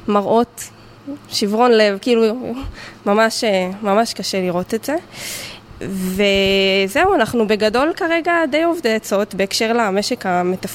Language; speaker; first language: Hebrew; native; Hebrew